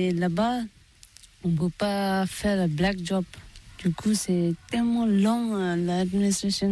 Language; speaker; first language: French; non-native, learner; Tibetan